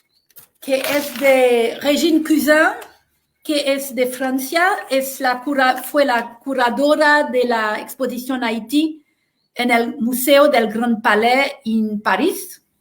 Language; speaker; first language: Spanish; non-native, fluent; French